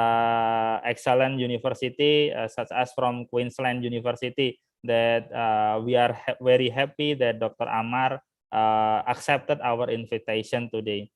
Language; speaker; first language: English; non-native, fluent; Indonesian